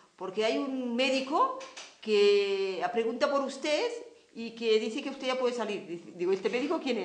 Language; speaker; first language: Spanish; non-native, local second language; Catalan